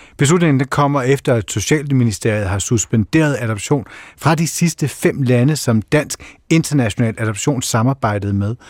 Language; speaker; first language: Danish; native; Danish